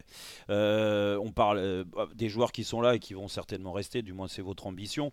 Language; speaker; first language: French; native; French